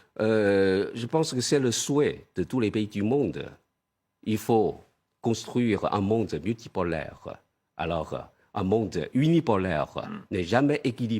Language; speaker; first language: French; non-native, fluent; Chinese